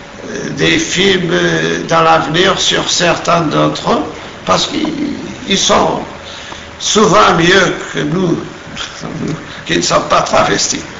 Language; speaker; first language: French; non-native, fluent; Portuguese